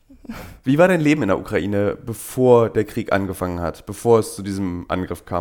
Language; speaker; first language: German; native; German